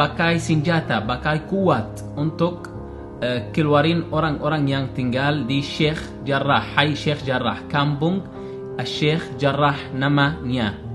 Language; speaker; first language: Indonesian; non-native, fluent; Arabic